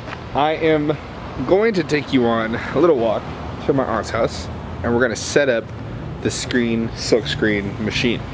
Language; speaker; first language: English; native; English